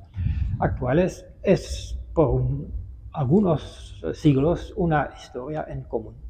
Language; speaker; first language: Spanish; non-native, fluent; Dutch